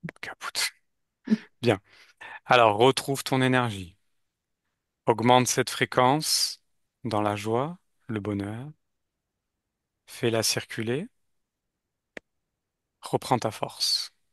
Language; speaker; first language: French; native; French